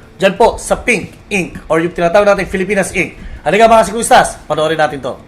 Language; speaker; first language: Filipino; native; Filipino